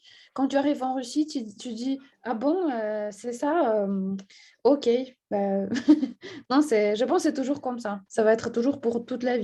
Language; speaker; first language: French; non-native, fluent; Russian